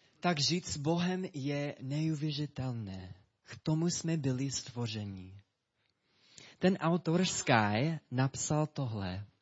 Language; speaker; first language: Czech; non-native, fluent; English